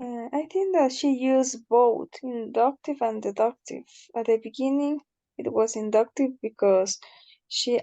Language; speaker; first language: English; non-native, learner; Spanish